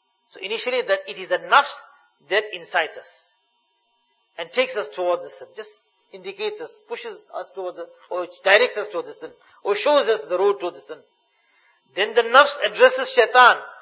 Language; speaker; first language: English; native; English